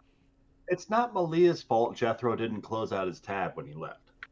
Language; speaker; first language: English; native; English